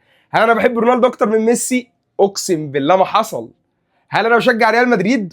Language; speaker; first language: Arabic; native; Arabic